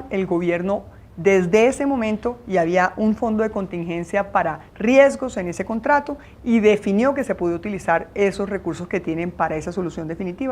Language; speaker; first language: Spanish; native; Spanish